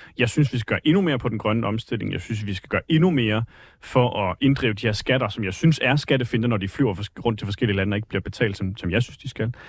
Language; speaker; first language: Danish; native; Danish